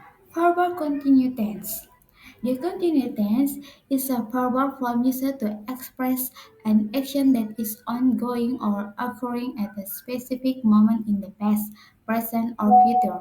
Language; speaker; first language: English; non-native, learner; Indonesian